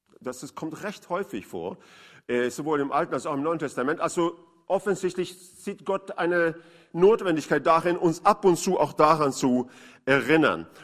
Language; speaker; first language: German; non-native, fluent; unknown